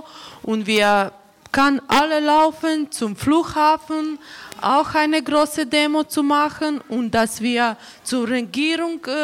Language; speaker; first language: German; non-native, learner; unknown